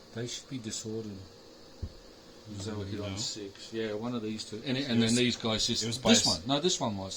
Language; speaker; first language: English; native; English